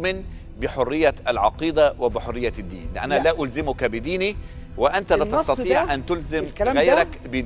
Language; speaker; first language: Arabic; native; Arabic